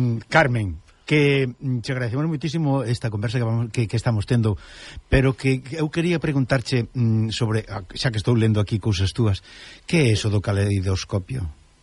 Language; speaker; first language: Galician; native; Galician